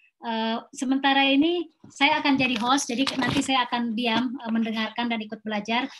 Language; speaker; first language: Indonesian; non-native, local second language; Sundanese